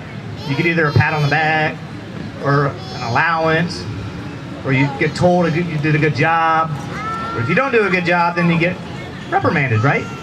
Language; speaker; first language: English; native; English